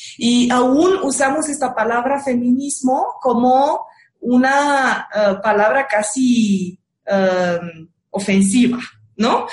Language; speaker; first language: Spanish; non-native, fluent; Romanian